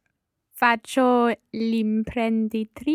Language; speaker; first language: Italian; non-native, learner; English